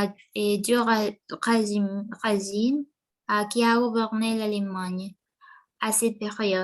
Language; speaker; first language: French; non-native, learner; Spanish